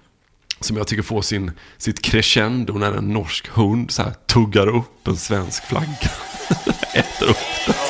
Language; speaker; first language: Swedish; native; Swedish